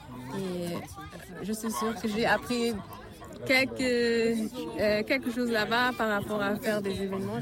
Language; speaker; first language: French; early bilingual, heritage; French